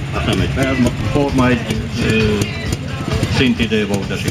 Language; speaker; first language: Hungarian; native; Hungarian